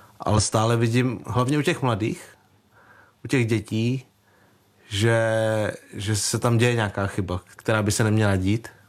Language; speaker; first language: Czech; early bilingual, other home language; Vietnamese